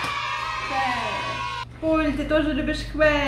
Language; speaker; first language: Russian; native; Russian